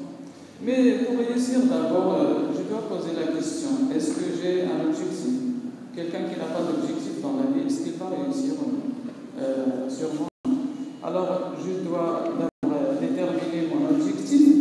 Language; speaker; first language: French; non-native, local second language; Arabic